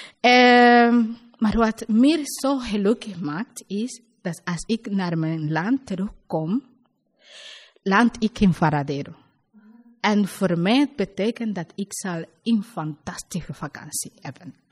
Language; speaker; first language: Dutch; non-native, learner; Spanish